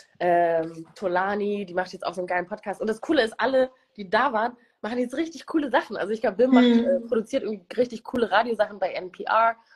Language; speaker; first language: German; early bilingual, other home language; Kinyarwanda